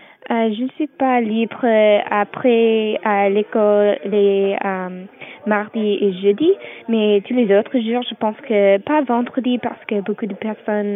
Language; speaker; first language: French; non-native, learner; English